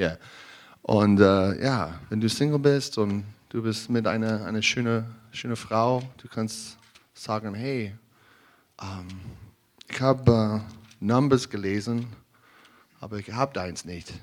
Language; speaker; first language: German; non-native, learner; English